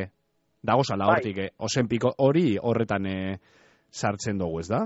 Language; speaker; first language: Basque; native; Basque